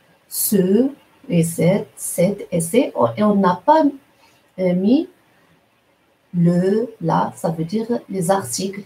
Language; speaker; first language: French; non-native, local second language; Arabic